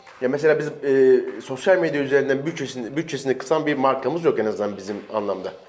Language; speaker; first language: Turkish; native; Turkish